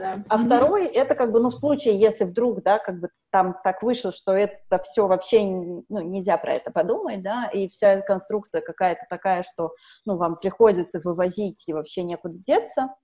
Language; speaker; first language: Russian; native; Russian